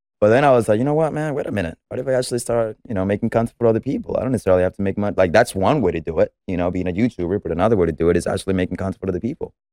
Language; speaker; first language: English; non-native, fluent; Spanish